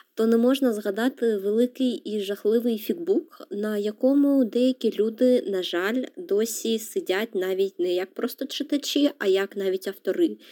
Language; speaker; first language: Ukrainian; native; Ukrainian